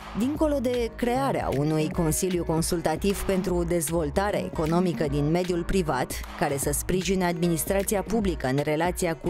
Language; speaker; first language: Romanian; native; Romanian